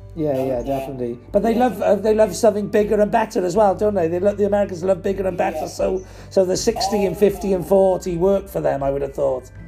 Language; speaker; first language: English; native; English